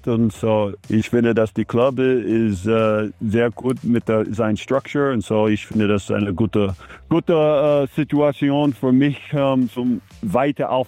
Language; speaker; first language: German; non-native, learner; English